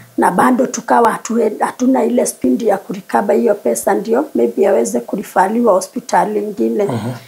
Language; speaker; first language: Swahili; non-native, local second language; Kikuyu